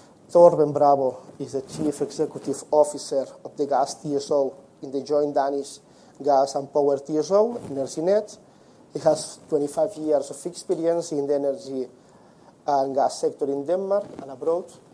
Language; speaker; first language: English; non-native, fluent; Spanish